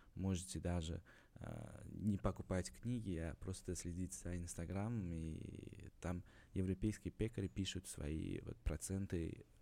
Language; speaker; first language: Russian; non-native, local second language; Uzbek